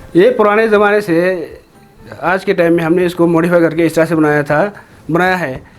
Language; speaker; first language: Hindi; non-native, local second language; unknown